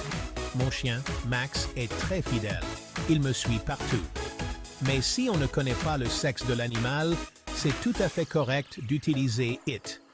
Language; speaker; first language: French; non-native, local second language; Haitian Creole